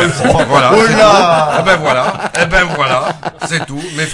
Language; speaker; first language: French; native; French